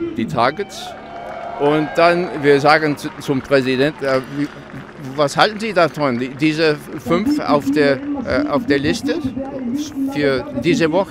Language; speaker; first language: German; non-native, learner; English